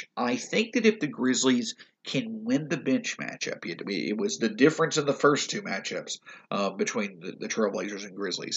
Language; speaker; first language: English; native; English